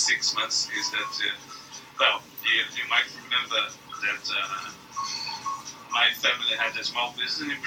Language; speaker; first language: English; non-native, fluent; Portuguese